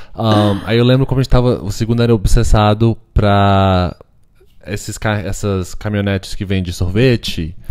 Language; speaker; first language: Portuguese; early bilingual, heritage; Portuguese